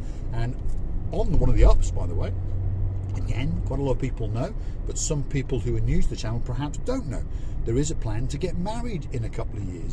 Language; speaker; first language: English; native; English